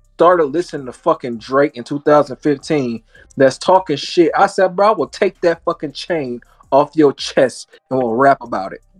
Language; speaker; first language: English; native; English